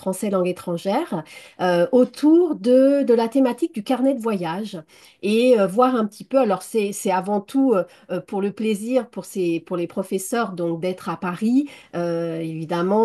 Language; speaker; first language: French; native; French